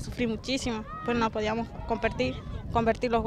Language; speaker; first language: Spanish; native; Spanish